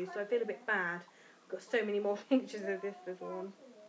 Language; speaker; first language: English; native; English